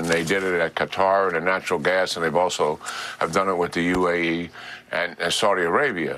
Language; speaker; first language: English; native; English